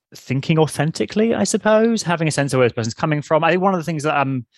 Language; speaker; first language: English; native; English